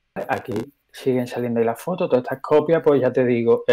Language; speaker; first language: Spanish; native; Spanish